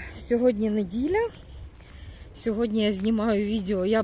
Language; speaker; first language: Ukrainian; non-native, local second language; Russian